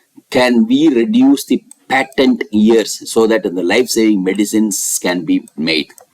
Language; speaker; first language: English; non-native, local second language; Tamil